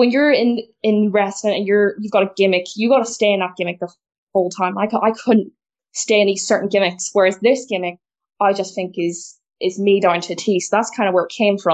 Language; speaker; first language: English; native; English